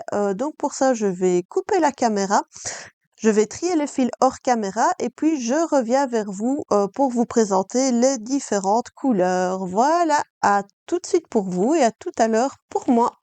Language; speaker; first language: French; native; French